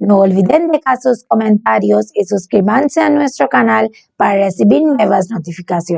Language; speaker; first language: Spanish; non-native, learner; Bangla